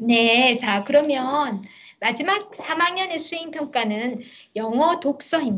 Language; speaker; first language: Korean; native; Korean